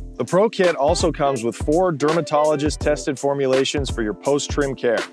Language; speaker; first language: English; native; English